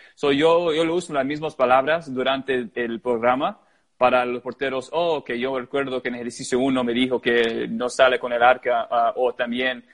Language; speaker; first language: Spanish; early bilingual, heritage; English